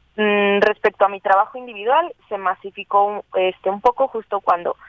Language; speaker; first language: Spanish; native; Spanish